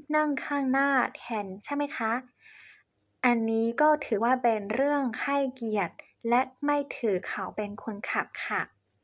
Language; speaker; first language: Thai; non-native, fluent; Chinese